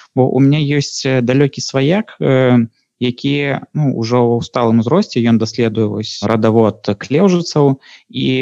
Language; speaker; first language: Belarusian; non-native, local second language; Russian